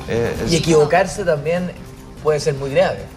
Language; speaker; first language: Spanish; native; Spanish